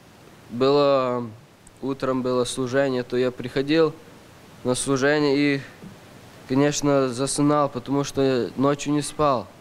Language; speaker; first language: Russian; early bilingual, heritage; Russian